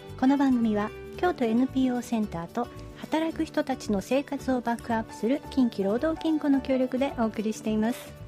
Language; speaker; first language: Japanese; native; Japanese